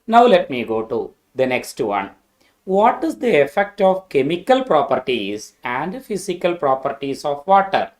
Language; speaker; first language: English; non-native, local second language; Malayalam